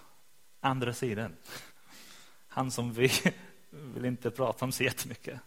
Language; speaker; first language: Swedish; non-native, fluent; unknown